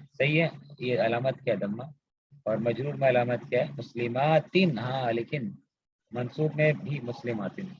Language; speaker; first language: Urdu; native; Urdu